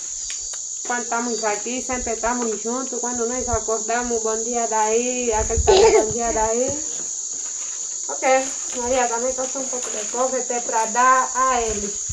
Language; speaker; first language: Portuguese; non-native, local second language; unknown